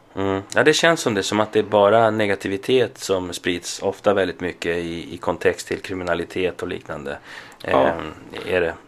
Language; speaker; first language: Swedish; early bilingual, other home language; Spanish